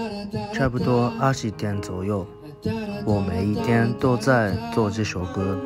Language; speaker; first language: Chinese; non-native, fluent; Japanese